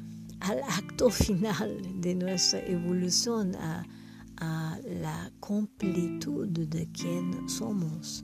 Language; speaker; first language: Spanish; non-native, learner; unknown